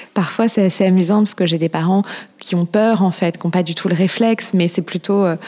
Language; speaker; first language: French; native; French